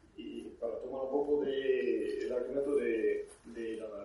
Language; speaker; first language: Spanish; non-native, fluent; English